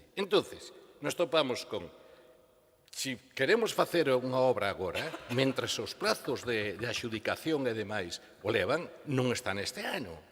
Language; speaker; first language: Galician; native; Galician